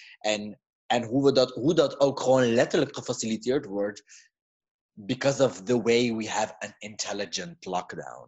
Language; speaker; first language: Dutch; early bilingual, other home language; Caribbean Hindustani